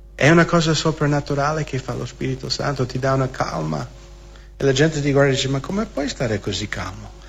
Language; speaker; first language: Italian; non-native, fluent; English